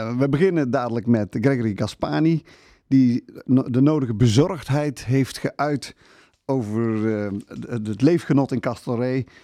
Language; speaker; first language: Dutch; native; Dutch